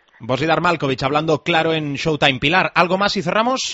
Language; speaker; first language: Spanish; native; Spanish